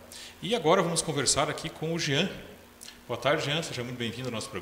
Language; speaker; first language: Portuguese; native; Portuguese